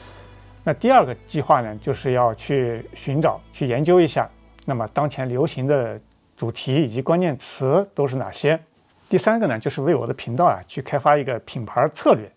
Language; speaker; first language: Chinese; native; Chinese